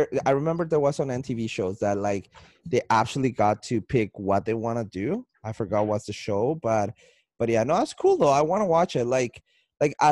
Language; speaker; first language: English; non-native, fluent; Spanish